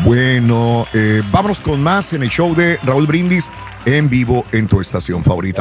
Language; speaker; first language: Spanish; native; Spanish